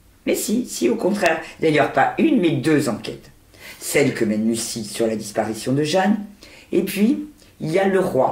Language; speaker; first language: French; native; French